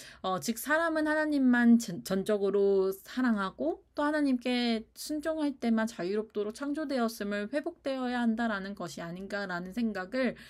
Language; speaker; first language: Korean; native; Korean